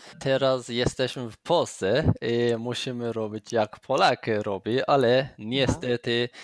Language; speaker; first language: Polish; non-native, learner; Azerbaijani